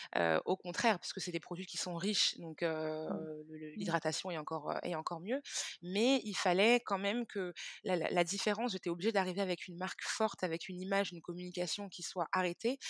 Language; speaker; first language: French; early bilingual, other home language; Hebrew